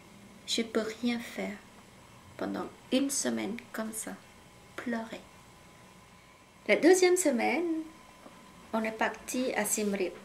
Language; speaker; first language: French; non-native, fluent; Khmer